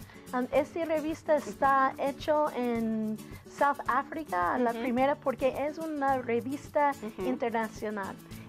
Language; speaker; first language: Spanish; non-native, learner; English